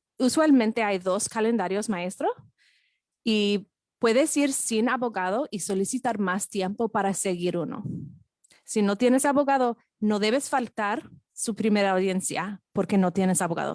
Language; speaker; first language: Spanish; non-native, fluent; English